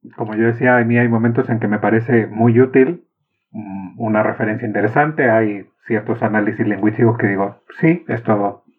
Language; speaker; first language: Spanish; native; Spanish